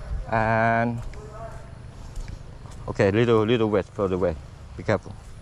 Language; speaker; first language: English; non-native, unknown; Thai